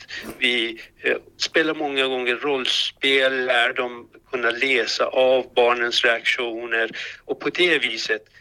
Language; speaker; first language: Swedish; non-native, fluent; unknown